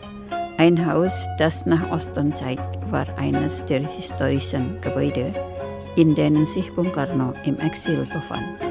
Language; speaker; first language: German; non-native, fluent; Indonesian